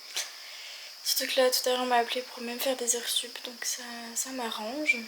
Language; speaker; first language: French; native; French